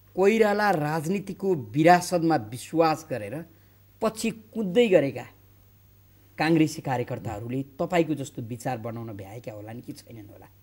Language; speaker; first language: Nepali; native; Nepali